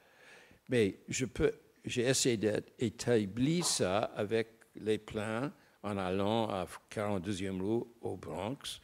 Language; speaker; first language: French; non-native, fluent; English